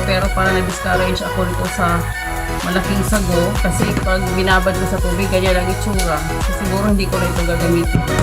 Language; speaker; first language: Filipino; non-native, local second language; Cebuano